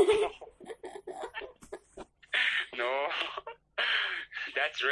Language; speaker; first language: English; non-native, learner; Persian